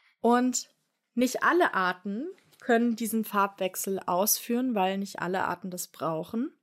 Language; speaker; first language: German; native; German